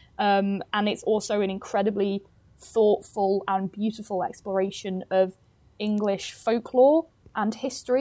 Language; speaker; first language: English; native; English